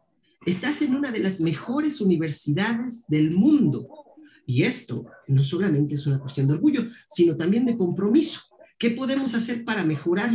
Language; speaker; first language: Spanish; native; Spanish